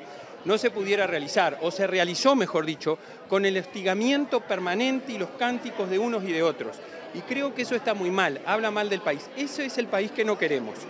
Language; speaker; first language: Spanish; native; Spanish